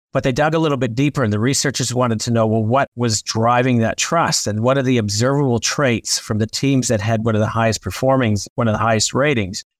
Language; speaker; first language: English; native; English